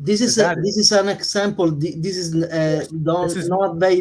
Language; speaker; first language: English; non-native, learner; Italian